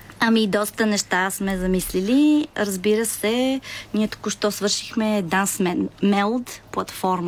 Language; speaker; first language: Bulgarian; native; Bulgarian